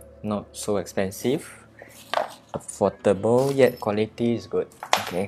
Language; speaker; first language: English; non-native, local second language; Chinese